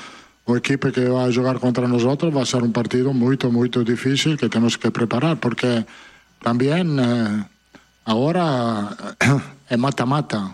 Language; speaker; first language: Portuguese; non-native, fluent; Italian